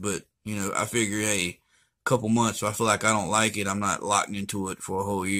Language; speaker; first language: English; native; English